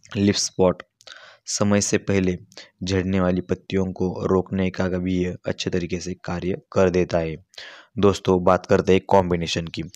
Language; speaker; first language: Hindi; non-native, local second language; Marathi